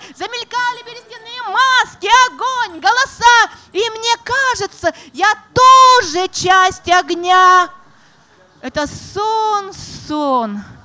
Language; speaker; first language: Russian; non-native, local second language; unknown